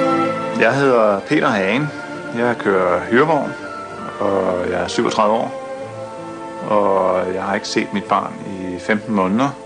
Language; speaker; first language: Danish; native; Danish